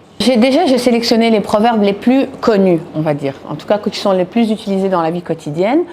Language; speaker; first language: French; native; French